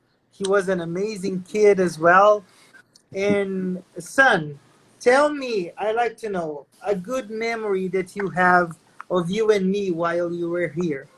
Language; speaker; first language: English; non-native, fluent; Portuguese